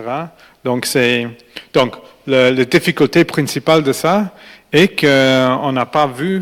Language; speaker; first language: French; non-native, fluent; English